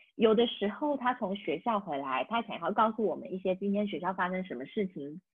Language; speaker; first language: Chinese; native; Chinese